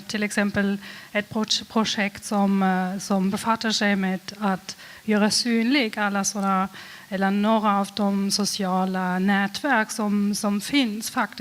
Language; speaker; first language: Swedish; non-native, fluent; German